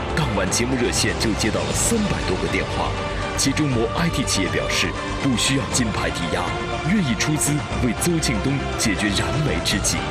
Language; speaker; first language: Chinese; native; Chinese